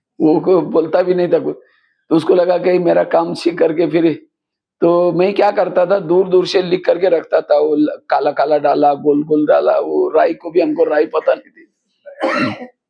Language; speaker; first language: Hindi; non-native, local second language; Marathi